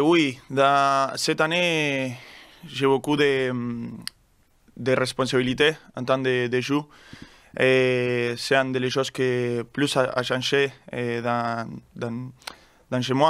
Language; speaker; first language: French; non-native, learner; Spanish